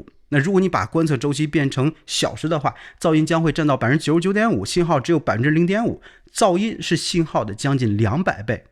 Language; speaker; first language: Chinese; native; Chinese